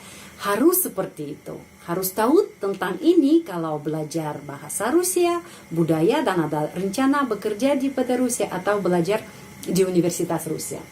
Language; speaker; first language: Indonesian; non-native, fluent; Russian